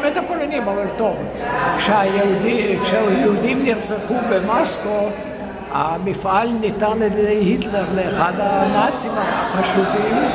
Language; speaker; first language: Hebrew; non-native, fluent; Yiddish